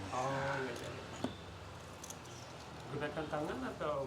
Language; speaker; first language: Indonesian; non-native, fluent; English